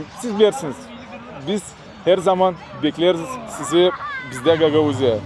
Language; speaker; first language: Turkish; non-native, learner; Gagauz